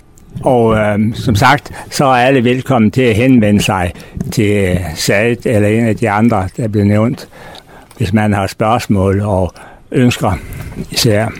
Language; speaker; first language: Danish; native; Danish